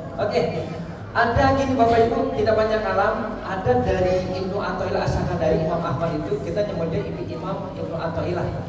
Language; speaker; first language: Indonesian; non-native, local second language; Javanese